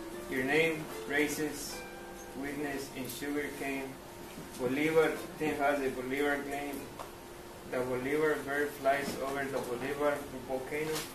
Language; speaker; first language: English; non-native, learner; Spanish